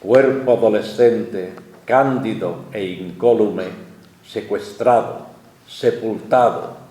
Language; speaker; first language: Spanish; native; Spanish